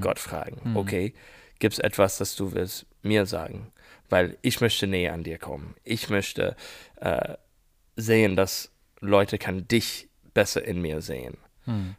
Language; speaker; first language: German; non-native, learner; English